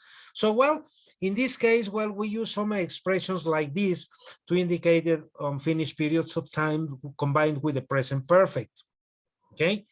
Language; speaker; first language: English; non-native, fluent; Spanish